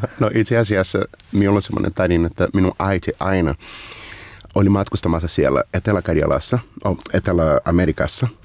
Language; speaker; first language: Finnish; non-native, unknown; Portuguese